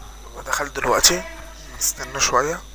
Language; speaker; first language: Arabic; native; Arabic